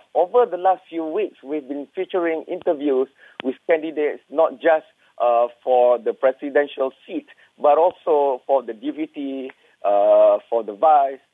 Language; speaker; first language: English; non-native, local second language; Malay